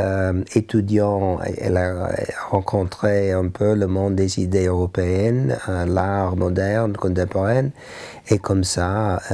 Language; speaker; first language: French; non-native, learner; English